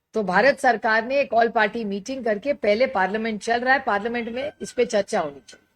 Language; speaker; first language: Hindi; non-native, local second language; Marathi